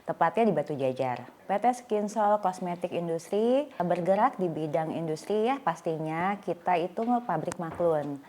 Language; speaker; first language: Indonesian; native; Indonesian